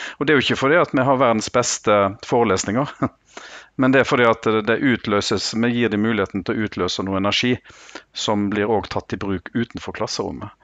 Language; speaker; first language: Norwegian; native; Norwegian